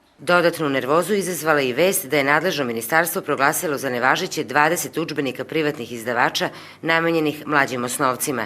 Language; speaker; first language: Serbian; native; Serbian